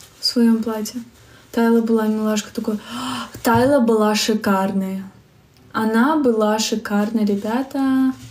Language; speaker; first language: Russian; native; Russian